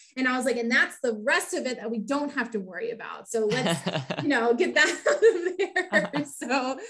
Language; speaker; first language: English; native; English